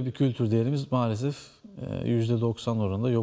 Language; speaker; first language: Turkish; native; Turkish